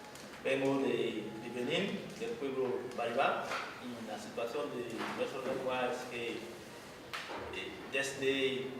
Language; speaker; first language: Spanish; non-native, fluent; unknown